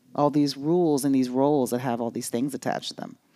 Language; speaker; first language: English; native; English